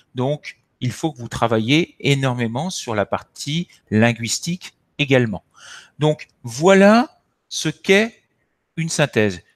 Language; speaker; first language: French; native; French